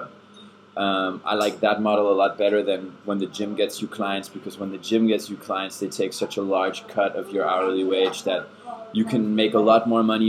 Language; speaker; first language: English; early bilingual, other home language; German